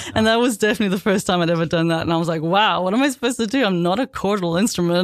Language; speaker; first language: English; native; English